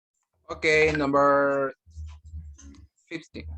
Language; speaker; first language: English; non-native, learner; Spanish